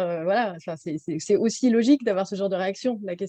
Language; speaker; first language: French; native; French